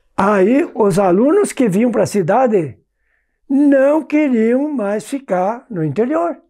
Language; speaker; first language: Portuguese; non-native, local second language; German